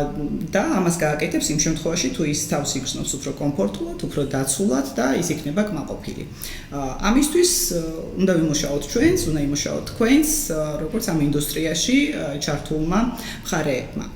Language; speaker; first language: Georgian; native; Georgian